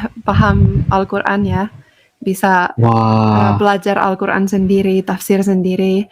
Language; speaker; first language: Indonesian; non-native, fluent; Finnish